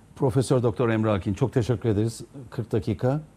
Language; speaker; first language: Turkish; native; Turkish